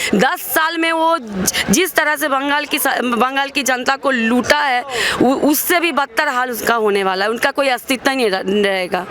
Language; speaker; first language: Hindi; non-native, local second language; Bangla